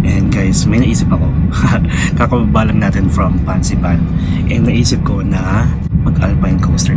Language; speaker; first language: Filipino; native; Filipino